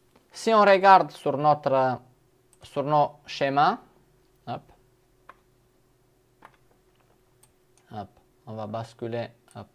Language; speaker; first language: French; non-native, fluent; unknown